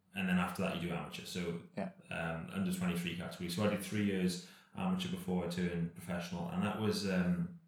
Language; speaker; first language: English; native; English